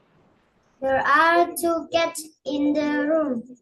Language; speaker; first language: English; non-native, learner; Indonesian